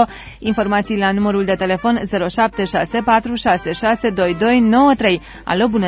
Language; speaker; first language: Romanian; native; Romanian